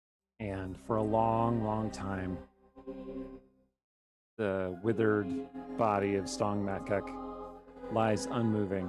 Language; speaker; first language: English; native; English